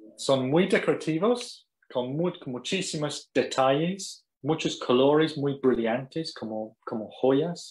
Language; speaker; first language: Spanish; non-native, fluent; English